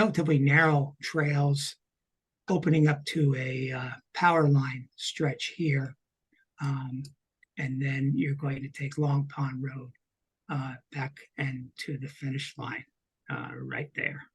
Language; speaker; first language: English; native; English